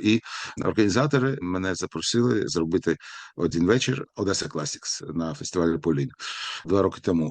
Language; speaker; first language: Ukrainian; non-native, local second language; Russian